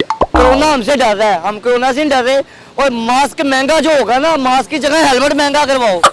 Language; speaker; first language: Hindi; non-native, local second language; Punjabi